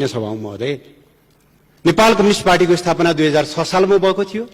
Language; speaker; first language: Nepali; native; Nepali